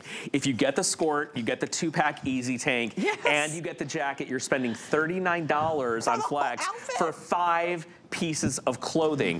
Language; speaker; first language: English; native; English